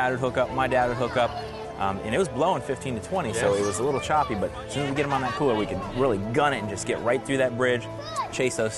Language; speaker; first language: English; native; English